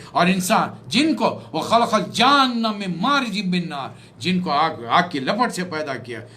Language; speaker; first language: Urdu; native; Urdu